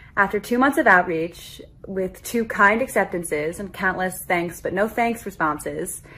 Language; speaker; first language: English; native; English